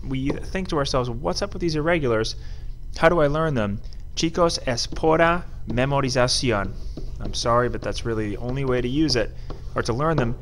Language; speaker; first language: English; native; English